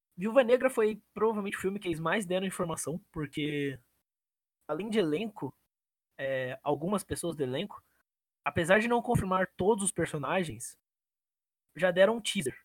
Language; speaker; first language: Portuguese; native; Portuguese